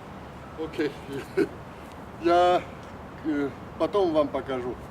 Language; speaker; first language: Russian; non-native, learner; Chinese